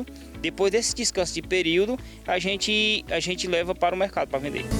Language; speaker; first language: Portuguese; native; Portuguese